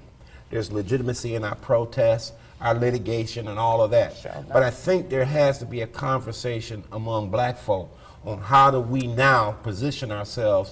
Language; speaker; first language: English; native; English